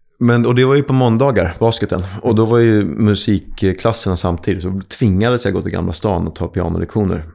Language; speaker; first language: Swedish; native; Swedish